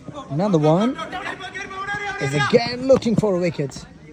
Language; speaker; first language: English; non-native, local second language; Malayalam